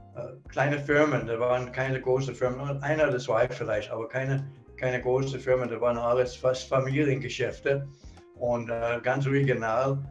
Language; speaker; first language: German; non-native, fluent; English